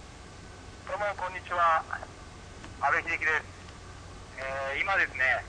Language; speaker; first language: Japanese; native; Japanese